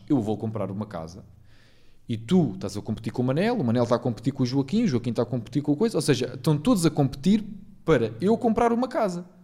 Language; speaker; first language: Portuguese; native; Portuguese